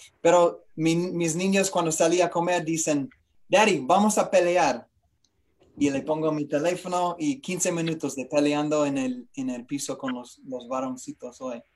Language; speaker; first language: Spanish; non-native, learner; English